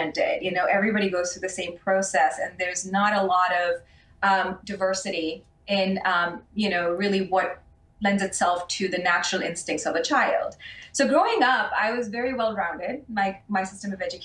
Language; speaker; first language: English; non-native, local second language; Urdu